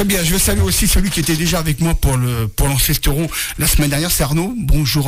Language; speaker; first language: French; native; French